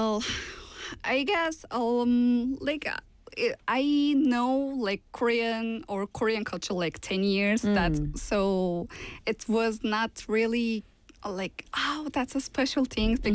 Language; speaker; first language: English; non-native, fluent; Turkish